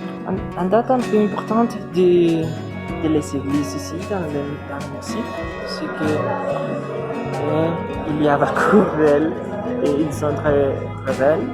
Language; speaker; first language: French; non-native, learner; Spanish